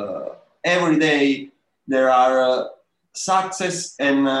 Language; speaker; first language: English; non-native, learner; Italian